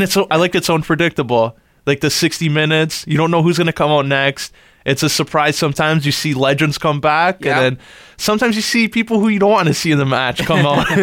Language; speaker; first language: English; native; English